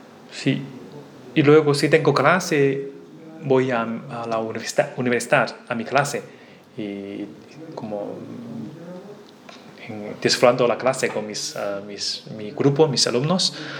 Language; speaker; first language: Spanish; non-native, learner; Chinese